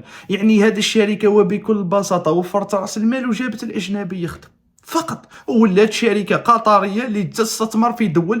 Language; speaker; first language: Arabic; native; Arabic